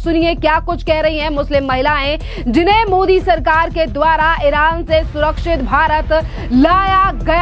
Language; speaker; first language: Hindi; native; Hindi